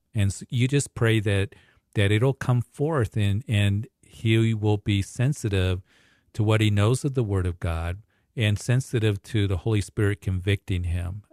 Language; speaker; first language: English; native; English